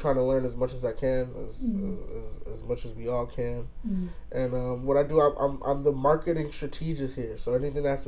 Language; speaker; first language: English; native; English